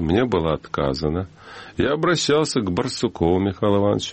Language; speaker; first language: Russian; native; Russian